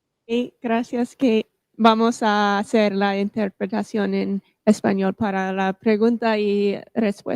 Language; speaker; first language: Spanish; non-native, fluent; English